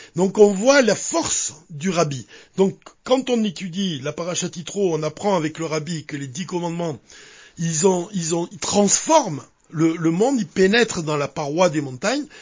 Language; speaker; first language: French; native; French